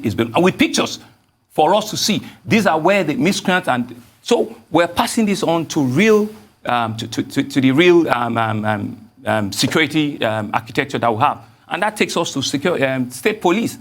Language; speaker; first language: English; non-native, local second language; Yoruba